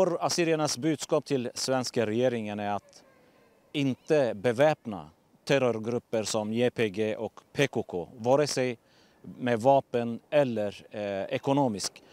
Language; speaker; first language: Swedish; non-native, fluent; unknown